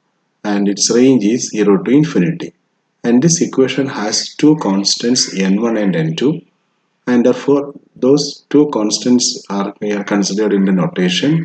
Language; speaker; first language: English; non-native, local second language; Malayalam